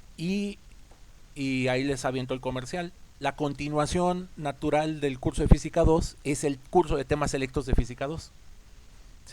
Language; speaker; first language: Spanish; native; Spanish